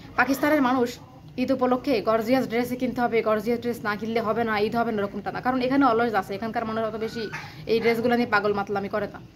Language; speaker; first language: Bangla; native; Bangla